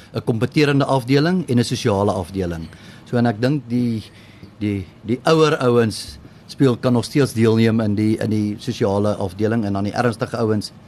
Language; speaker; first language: Afrikaans; native; Afrikaans